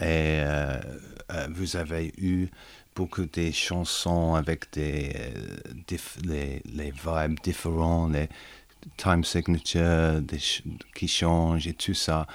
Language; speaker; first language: French; non-native, learner; English